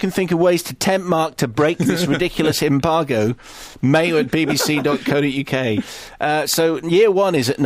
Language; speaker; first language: English; native; English